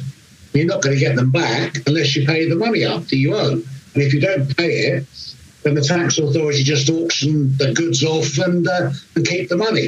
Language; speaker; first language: English; native; English